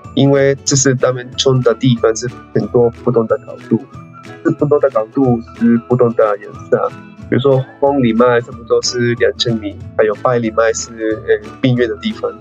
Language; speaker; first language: Chinese; non-native, fluent; Spanish